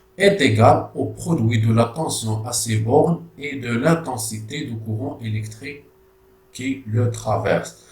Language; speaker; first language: French; non-native, local second language; Arabic